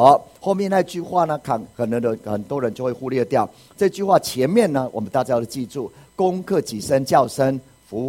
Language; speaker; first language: Chinese; native; Chinese